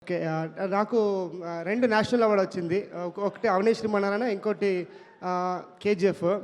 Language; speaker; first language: Telugu; non-native, local second language; Kannada